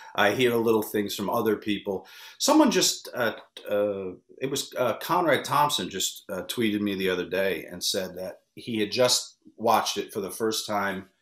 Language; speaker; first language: English; native; English